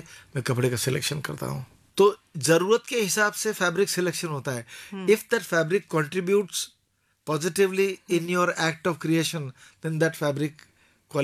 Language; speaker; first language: Hindi; non-native, local second language; Marathi